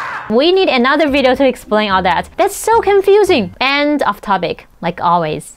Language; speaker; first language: English; non-native, fluent; Chinese